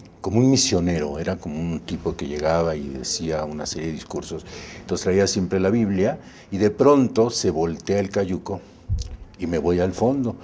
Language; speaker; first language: Spanish; native; Spanish